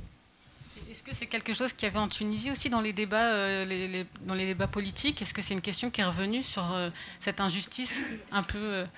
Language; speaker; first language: French; native; French